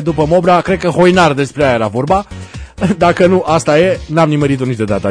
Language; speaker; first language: Romanian; native; Romanian